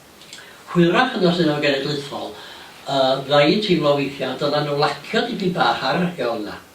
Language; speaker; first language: Welsh; native; Welsh